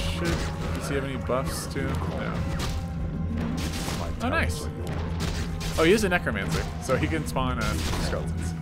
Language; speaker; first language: English; native; English